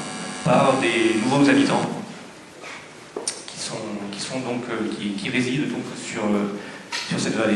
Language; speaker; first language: French; native; French